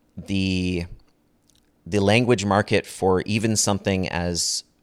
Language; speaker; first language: English; native; English